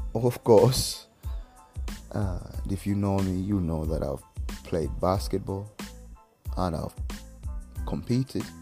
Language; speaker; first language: English; non-native, local second language; Nyanja